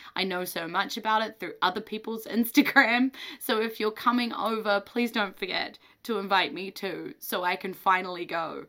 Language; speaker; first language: English; native; English